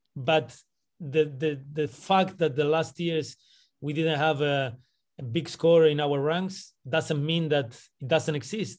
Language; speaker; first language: English; non-native, fluent; Spanish